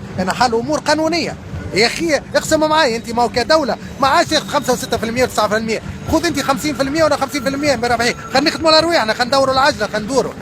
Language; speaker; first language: Arabic; native; Arabic